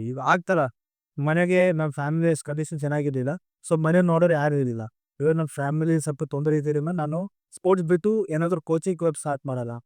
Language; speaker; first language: Kannada; non-native, local second language; Lambadi